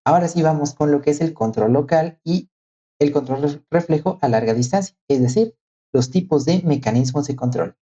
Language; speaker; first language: Spanish; native; Spanish